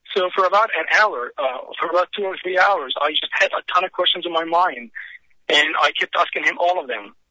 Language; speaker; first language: English; non-native, fluent; Arabic